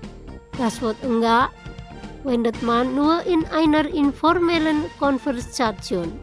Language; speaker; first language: German; non-native, learner; Indonesian